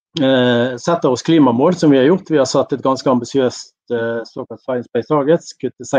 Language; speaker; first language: Norwegian; native; Norwegian